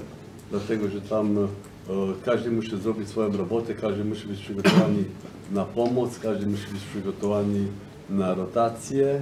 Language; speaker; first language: Polish; non-native, fluent; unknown